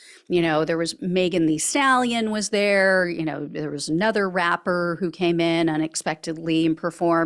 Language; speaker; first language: English; native; English